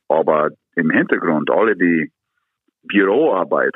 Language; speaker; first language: German; non-native, fluent; English